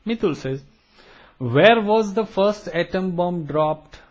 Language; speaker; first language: English; non-native, local second language; Gujarati